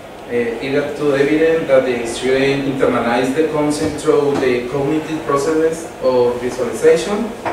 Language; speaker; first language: English; non-native, learner; Spanish